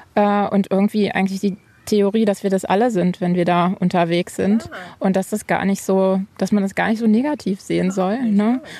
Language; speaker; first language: German; native; German